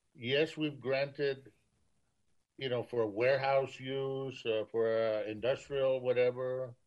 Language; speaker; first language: English; early bilingual, other home language; Spanish